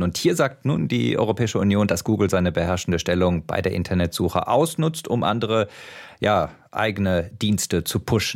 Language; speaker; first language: German; native; German